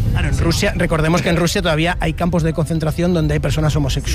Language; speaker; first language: Spanish; native; Spanish